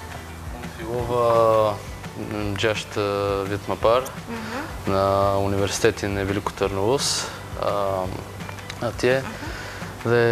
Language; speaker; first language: Albanian; non-native, learner; Bulgarian